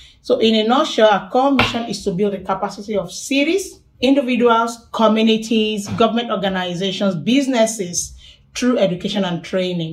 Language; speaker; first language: English; non-native, local second language; Yoruba